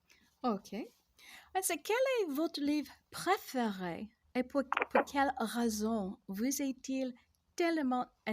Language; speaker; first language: French; non-native, fluent; English